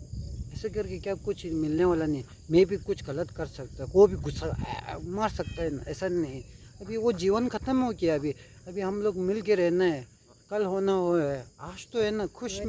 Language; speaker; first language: Hindi; non-native, local second language; Tibetan